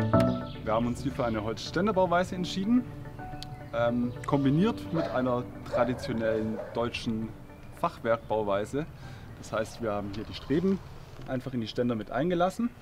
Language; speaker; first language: German; native; German